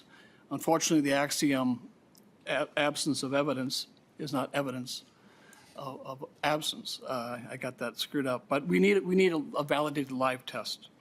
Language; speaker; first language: English; native; English